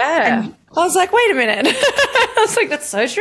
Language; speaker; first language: English; native; English